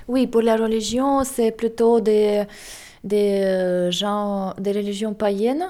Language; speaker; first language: French; non-native, fluent; Russian